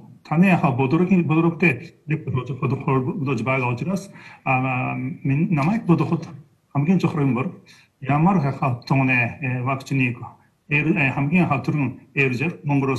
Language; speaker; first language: Mongolian; non-native, fluent; Japanese